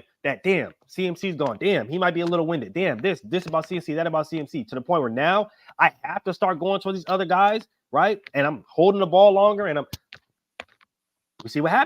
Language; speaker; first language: English; native; English